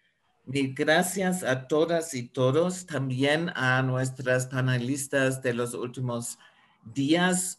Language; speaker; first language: Spanish; non-native, fluent; German